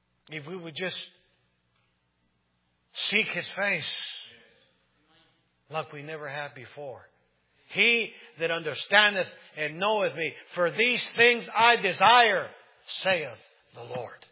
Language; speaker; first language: English; non-native, fluent; Spanish